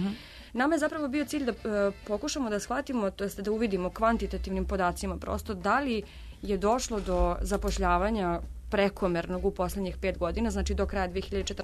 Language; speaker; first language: Serbian; native; Serbian